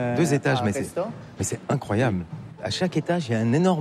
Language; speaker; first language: French; native; French